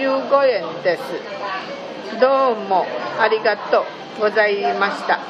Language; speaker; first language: Japanese; non-native, learner; Chinese